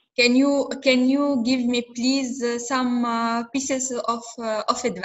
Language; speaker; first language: English; non-native, learner; Arabic